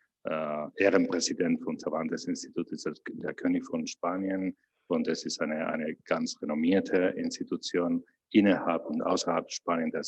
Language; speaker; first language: German; non-native, fluent; Spanish